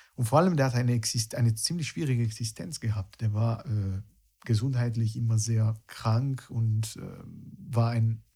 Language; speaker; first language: German; non-native, fluent; Italian